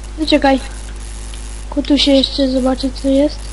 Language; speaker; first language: Polish; native; Polish